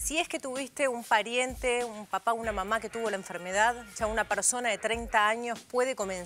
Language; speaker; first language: Spanish; native; Spanish